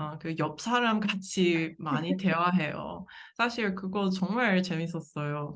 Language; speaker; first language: Korean; non-native, learner; English